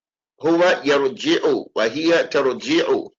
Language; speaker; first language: Arabic; non-native, fluent; English